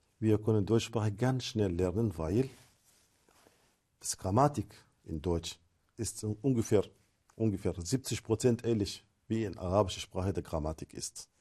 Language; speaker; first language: German; non-native, learner; Arabic